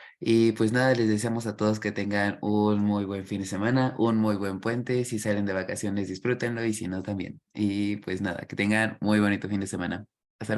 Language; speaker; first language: Spanish; native; Spanish